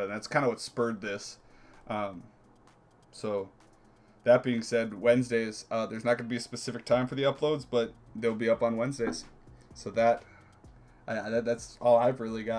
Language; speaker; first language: English; native; English